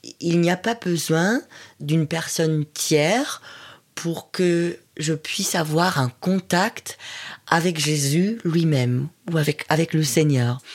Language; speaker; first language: French; non-native, fluent; German